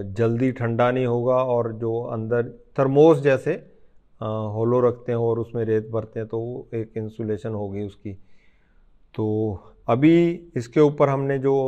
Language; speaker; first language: Hindi; non-native, local second language; Punjabi